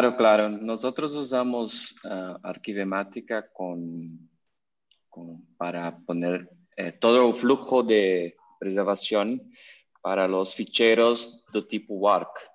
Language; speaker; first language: Spanish; non-native, learner; Portuguese